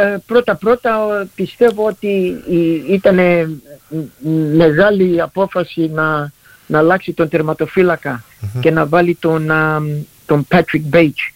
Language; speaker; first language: Greek; early bilingual, heritage; Greek